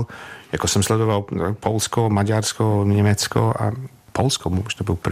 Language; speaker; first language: Czech; non-native, fluent; English